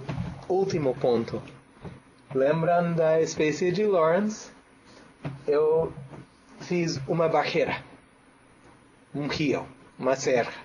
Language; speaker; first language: Spanish; non-native, fluent; English